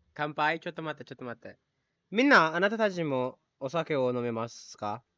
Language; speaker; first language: Japanese; non-native, learner; Filipino